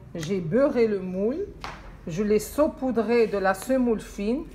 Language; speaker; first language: French; non-native, local second language; Arabic